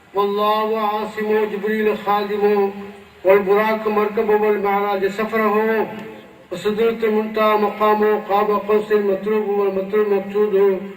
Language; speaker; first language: Arabic; non-native, fluent; Tamil